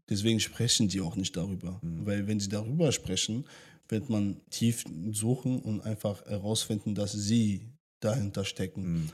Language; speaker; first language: German; early bilingual, other home language; French